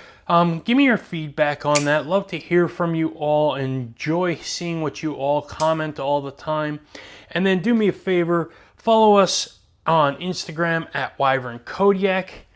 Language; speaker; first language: English; native; English